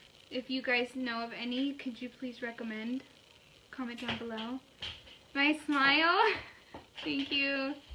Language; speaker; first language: English; early bilingual, other home language; Spanish